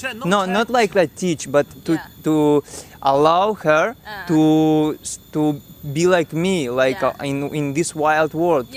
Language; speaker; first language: English; non-native, learner; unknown